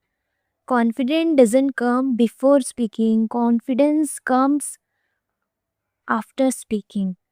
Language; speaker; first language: English; non-native, fluent; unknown